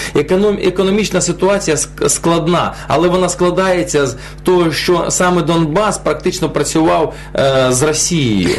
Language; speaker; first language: Ukrainian; non-native, local second language; Russian